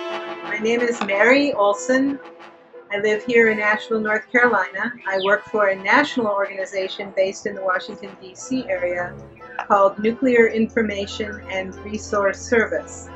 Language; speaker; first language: English; native; English